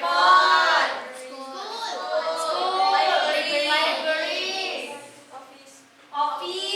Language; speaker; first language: English; non-native, fluent; Indonesian